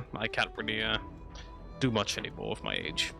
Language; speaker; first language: English; native; English